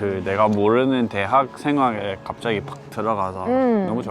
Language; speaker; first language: Korean; non-native, fluent; English